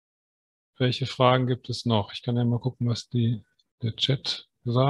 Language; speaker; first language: German; native; German